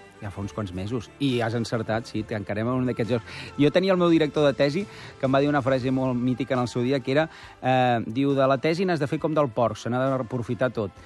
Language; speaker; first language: Catalan; native; Catalan